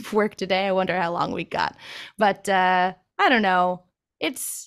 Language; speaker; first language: English; native; English